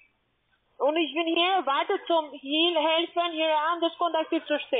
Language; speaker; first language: German; non-native, learner; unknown